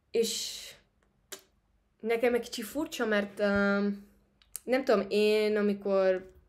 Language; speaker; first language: Hungarian; non-native, fluent; Spanish